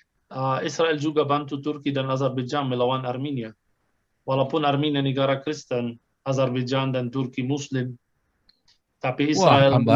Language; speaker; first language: Indonesian; non-native, fluent; Arabic